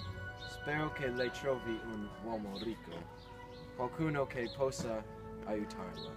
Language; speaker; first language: Italian; non-native, learner; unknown